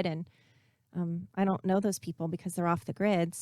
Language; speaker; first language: English; native; English